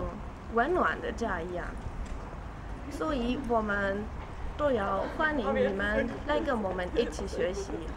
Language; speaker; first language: Chinese; non-native, learner; German